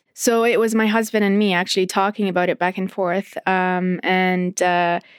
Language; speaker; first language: English; non-native, fluent; Arabic